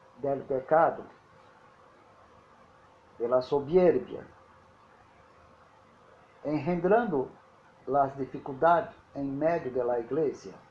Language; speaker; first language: Spanish; non-native, learner; Portuguese